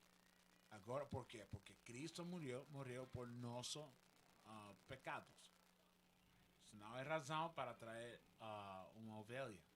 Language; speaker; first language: Portuguese; non-native, learner; Spanish